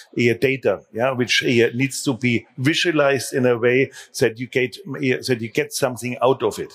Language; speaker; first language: English; non-native, fluent; German